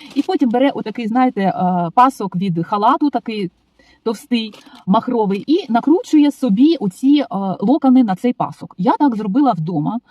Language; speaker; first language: Ukrainian; non-native, local second language; Russian